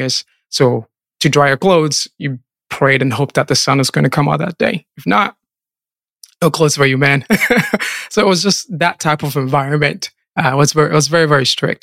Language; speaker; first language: English; non-native, local second language; Akan